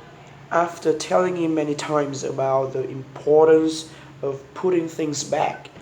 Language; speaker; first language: English; non-native, learner; Vietnamese